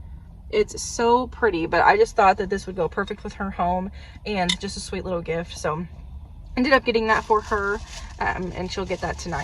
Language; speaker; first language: English; native; English